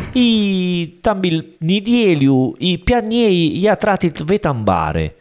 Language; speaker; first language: Russian; non-native, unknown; Italian